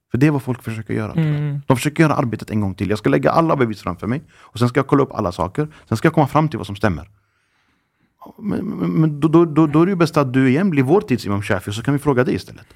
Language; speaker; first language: Swedish; early bilingual, other home language; Arabic